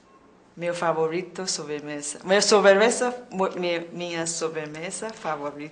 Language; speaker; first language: Portuguese; non-native, learner; Khmer